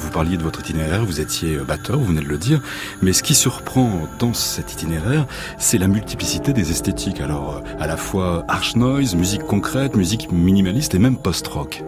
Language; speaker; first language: French; native; French